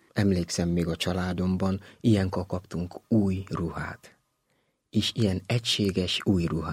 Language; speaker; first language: Hungarian; non-native, learner; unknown